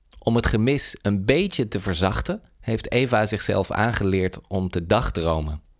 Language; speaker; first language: Dutch; native; Dutch